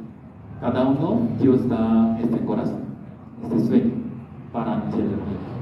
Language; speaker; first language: Spanish; non-native, learner; Korean